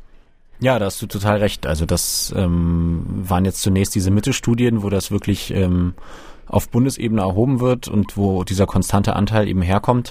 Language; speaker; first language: German; native; German